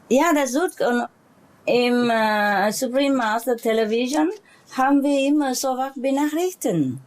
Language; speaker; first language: German; non-native, learner; Vietnamese